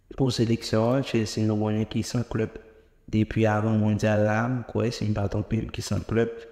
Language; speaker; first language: French; non-native, local second language; Haitian Creole